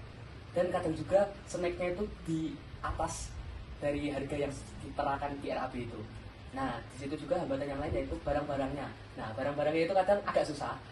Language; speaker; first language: Indonesian; native; Indonesian